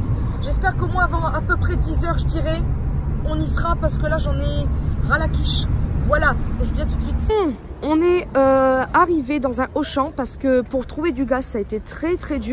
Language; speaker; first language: French; native; French